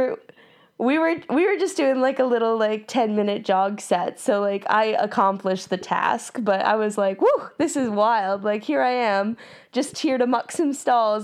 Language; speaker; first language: English; native; English